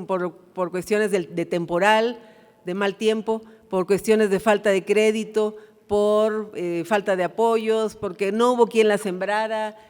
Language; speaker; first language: Spanish; native; Spanish